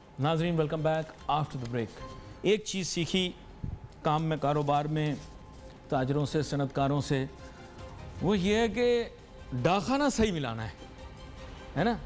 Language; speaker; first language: Urdu; non-native, local second language; Punjabi